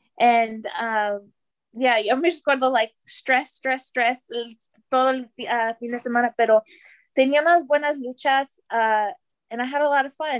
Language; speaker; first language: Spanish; early bilingual, heritage; Spanish